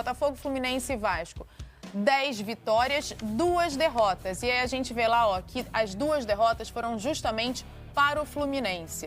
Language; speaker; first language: Portuguese; native; Portuguese